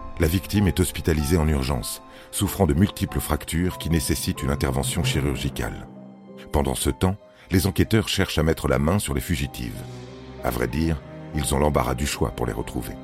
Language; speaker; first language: French; native; French